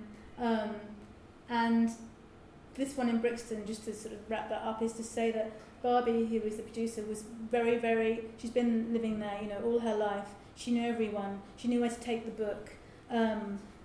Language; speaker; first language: English; native; English